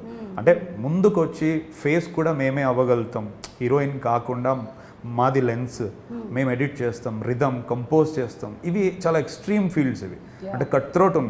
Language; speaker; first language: Telugu; native; Telugu